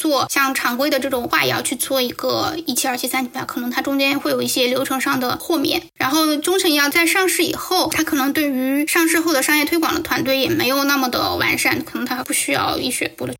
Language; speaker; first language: Chinese; native; Chinese